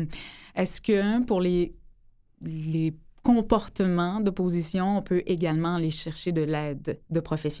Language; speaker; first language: French; native; French